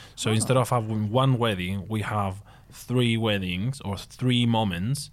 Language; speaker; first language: English; non-native, fluent; Spanish